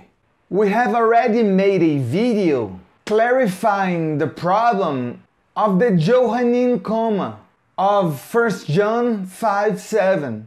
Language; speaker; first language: English; non-native, fluent; Portuguese